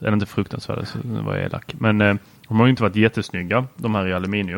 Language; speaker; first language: Swedish; native; Swedish